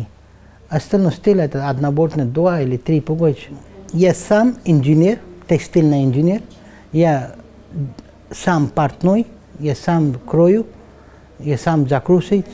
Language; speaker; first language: Russian; non-native, learner; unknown